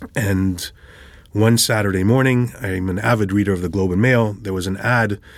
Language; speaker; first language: English; early bilingual, other home language; Hebrew